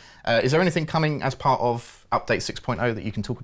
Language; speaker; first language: English; native; English